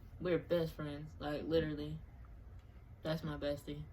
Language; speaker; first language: English; native; English